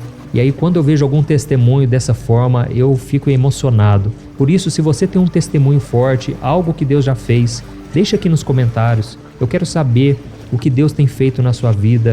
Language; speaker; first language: Portuguese; native; Portuguese